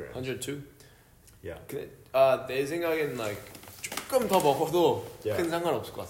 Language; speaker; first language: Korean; early bilingual, heritage; Korean